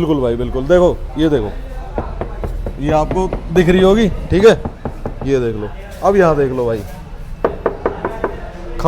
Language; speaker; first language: Hindi; native; Hindi